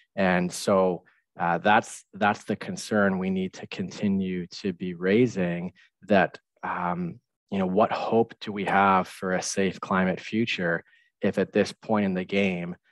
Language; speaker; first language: English; native; English